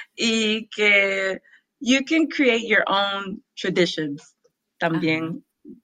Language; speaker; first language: Spanish; non-native, learner; English